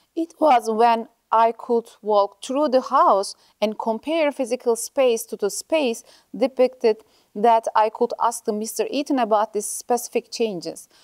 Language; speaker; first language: English; non-native, learner; Turkish